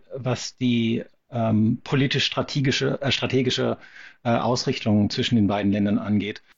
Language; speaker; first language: German; native; German